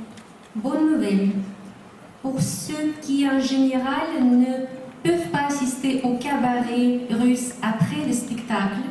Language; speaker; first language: French; non-native, fluent; Russian